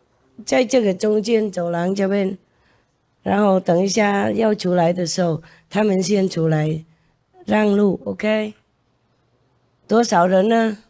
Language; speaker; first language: Chinese; non-native, fluent; Vietnamese